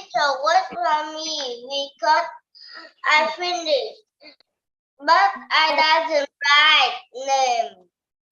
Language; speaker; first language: English; non-native, learner; Vietnamese